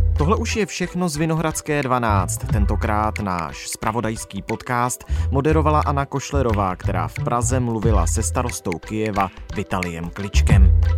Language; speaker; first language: Czech; native; Czech